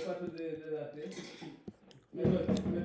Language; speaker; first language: Italian; non-native, learner; Punjabi